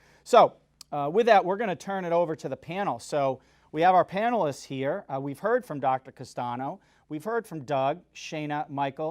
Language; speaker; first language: English; native; English